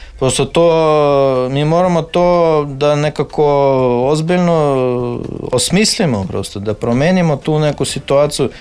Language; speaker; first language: Serbian; non-native, fluent; Russian